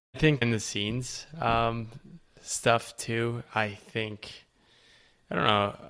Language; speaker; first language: English; native; English